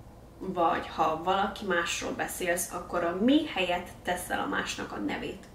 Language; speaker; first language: Hungarian; early bilingual, heritage; English